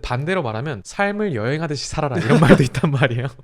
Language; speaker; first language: Korean; native; Korean